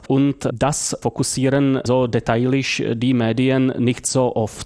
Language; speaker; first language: German; non-native, fluent; Czech